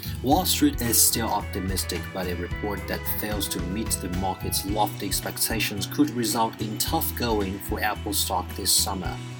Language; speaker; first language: English; non-native, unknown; Chinese